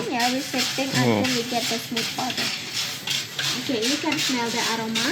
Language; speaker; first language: English; non-native, local second language; Indonesian